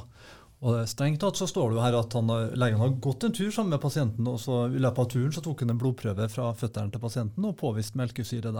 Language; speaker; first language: Norwegian; native; Norwegian